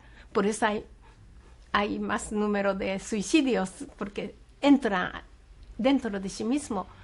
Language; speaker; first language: Spanish; non-native, fluent; Japanese